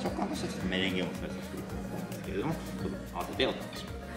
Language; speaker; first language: Japanese; native; Japanese